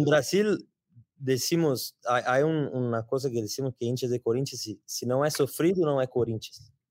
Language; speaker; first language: Spanish; non-native, learner; Portuguese